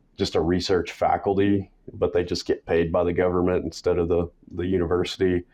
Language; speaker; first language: English; native; English